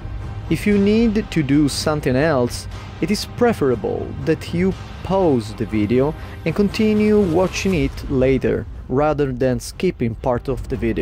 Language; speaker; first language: English; non-native, fluent; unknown